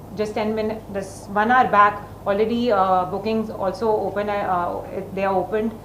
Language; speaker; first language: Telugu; non-native, learner; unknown